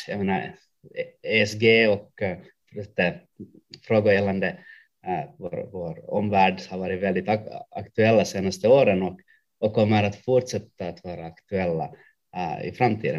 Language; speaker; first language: Swedish; non-native, local second language; Finnish